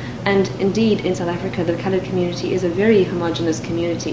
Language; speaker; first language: English; native; English